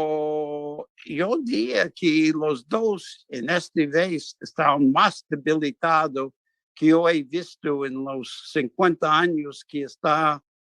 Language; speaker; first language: Spanish; non-native, fluent; English